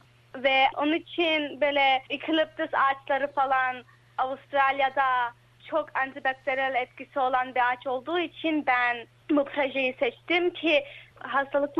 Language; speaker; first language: Turkish; early bilingual, heritage; Turkish